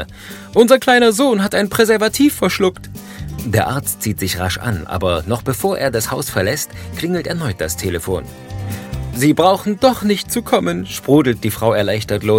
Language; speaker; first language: German; native; German